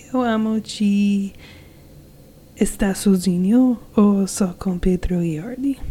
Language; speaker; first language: Portuguese; non-native, learner; English